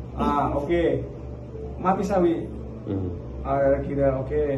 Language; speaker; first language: Arabic; non-native, learner; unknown